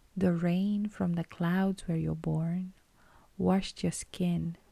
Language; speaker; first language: English; non-native, fluent; Romanian